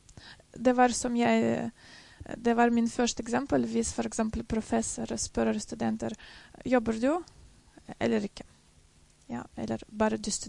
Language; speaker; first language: Norwegian; non-native, fluent; Russian